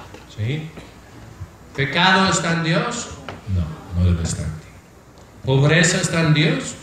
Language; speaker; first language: Spanish; non-native, fluent; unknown